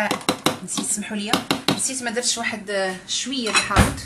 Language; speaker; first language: Arabic; native; Arabic